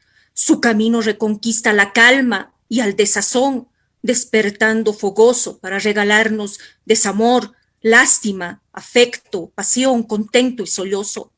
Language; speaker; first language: Spanish; native; Spanish